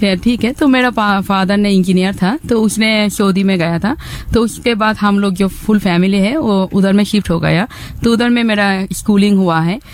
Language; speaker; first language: Hindi; non-native, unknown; Bangla